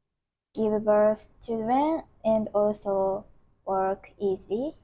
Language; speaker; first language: English; non-native, learner; Japanese